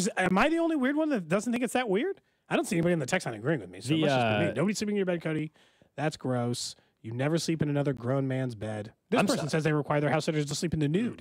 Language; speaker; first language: English; native; English